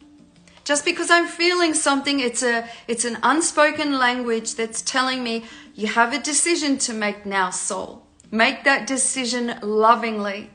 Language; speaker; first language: English; native; English